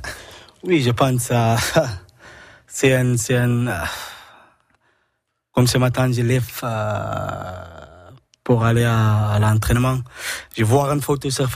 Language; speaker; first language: French; non-native, learner; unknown